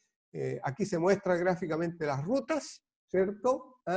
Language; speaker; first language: Spanish; native; Spanish